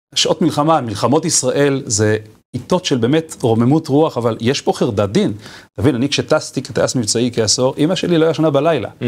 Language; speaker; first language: Hebrew; native; Hebrew